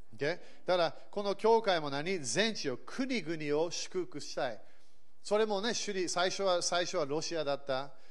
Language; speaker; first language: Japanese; early bilingual, other home language; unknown